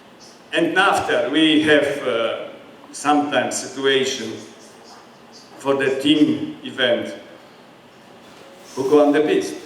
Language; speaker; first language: English; non-native, learner; Polish